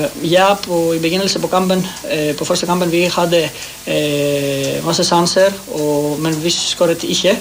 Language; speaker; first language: Norwegian; non-native, fluent; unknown